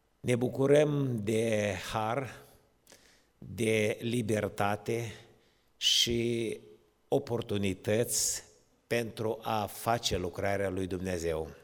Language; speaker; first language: Romanian; non-native, local second language; Ukrainian